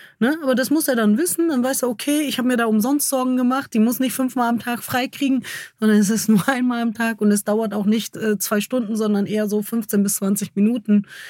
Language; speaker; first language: German; early bilingual, other home language; Kurdish